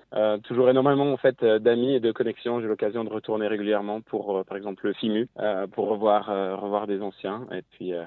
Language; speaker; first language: French; native; French